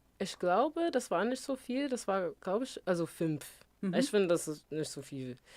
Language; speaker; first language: German; non-native, fluent; English